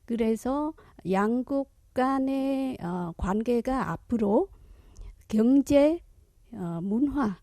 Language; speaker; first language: Korean; non-native, fluent; Vietnamese